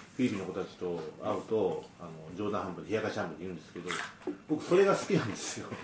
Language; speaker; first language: Japanese; native; Japanese